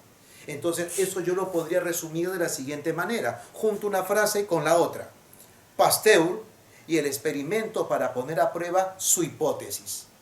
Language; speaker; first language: Spanish; native; Spanish